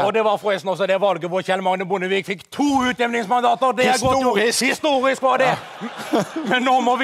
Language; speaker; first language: Norwegian; native; Norwegian